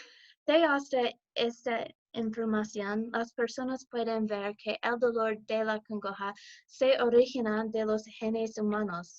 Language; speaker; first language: Spanish; non-native, learner; English